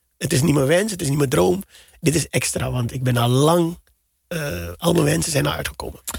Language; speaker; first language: Dutch; native; Dutch